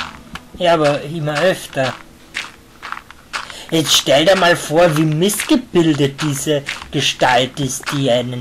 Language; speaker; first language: German; native; German